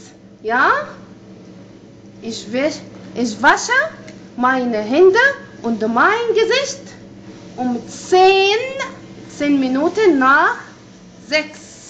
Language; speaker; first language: German; non-native, fluent; Arabic